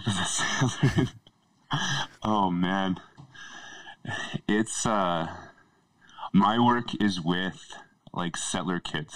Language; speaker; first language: English; native; English